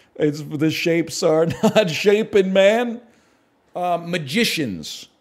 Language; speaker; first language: English; native; English